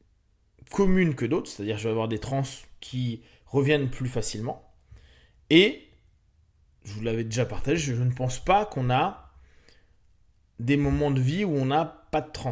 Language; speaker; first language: French; native; French